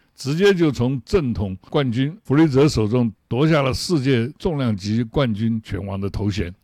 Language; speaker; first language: Chinese; native; Chinese